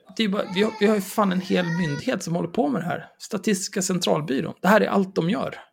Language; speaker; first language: Swedish; native; Swedish